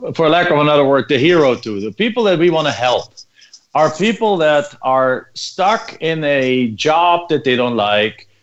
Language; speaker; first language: English; non-native, fluent; German